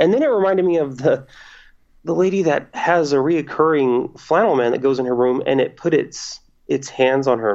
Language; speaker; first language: English; native; English